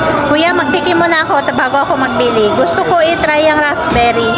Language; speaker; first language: Filipino; non-native, local second language; Cebuano